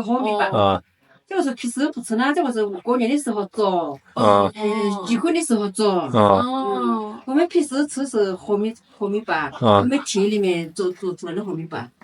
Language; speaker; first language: Chinese; non-native, local second language; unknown